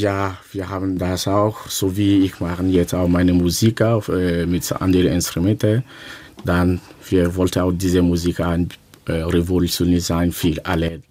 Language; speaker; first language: German; non-native, learner; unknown